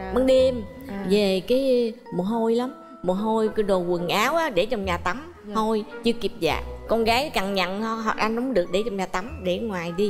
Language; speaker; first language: Vietnamese; native; Vietnamese